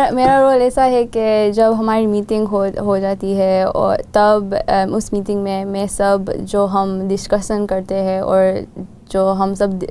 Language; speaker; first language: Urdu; non-native, learner; Gujarati